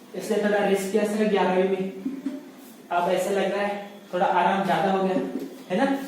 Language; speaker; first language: Hindi; non-native, local second language; Marathi